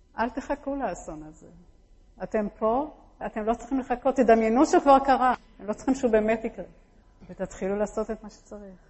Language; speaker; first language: Hebrew; early bilingual, other home language; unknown